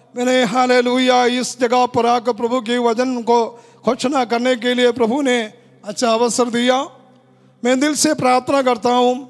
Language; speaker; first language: Hindi; non-native, local second language; Malayalam